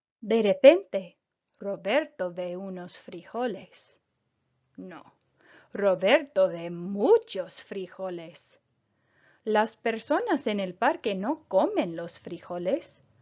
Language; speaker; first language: Spanish; non-native, fluent; English